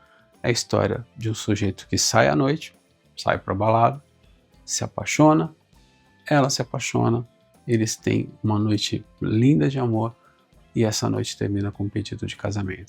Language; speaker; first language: Portuguese; native; Portuguese